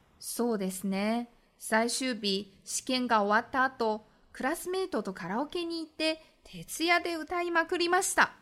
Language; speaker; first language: Japanese; non-native, fluent; Chinese